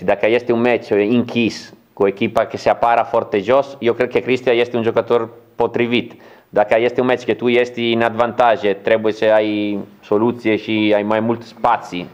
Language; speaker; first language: Romanian; non-native, learner; Italian